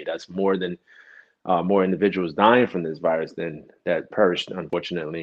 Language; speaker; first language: English; native; English